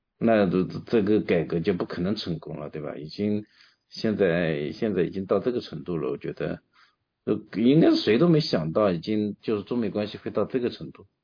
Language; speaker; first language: Chinese; native; Chinese